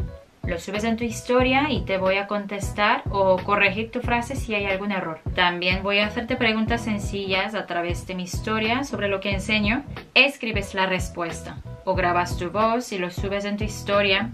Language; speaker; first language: Spanish; non-native, fluent; Korean